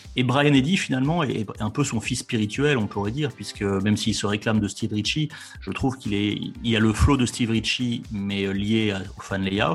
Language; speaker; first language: French; native; French